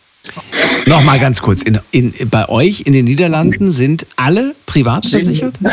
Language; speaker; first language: German; native; German